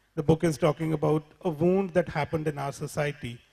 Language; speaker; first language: English; non-native, local second language; Punjabi